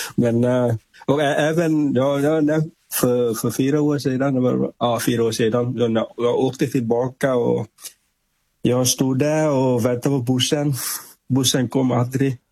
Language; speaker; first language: Swedish; non-native, fluent; Vietnamese